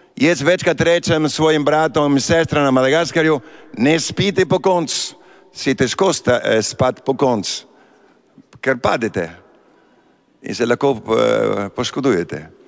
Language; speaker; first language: Slovenian; early bilingual, heritage; Slovenian